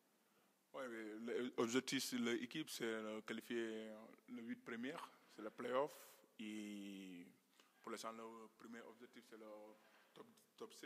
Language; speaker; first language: French; non-native, local second language; Wolof